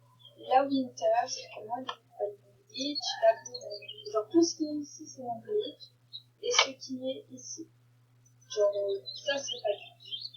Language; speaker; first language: French; native; French